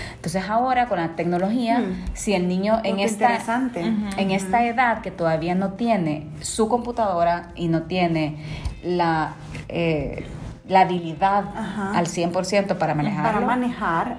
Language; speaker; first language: Spanish; native; Spanish